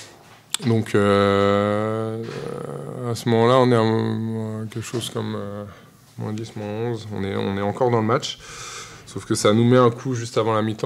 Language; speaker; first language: French; native; French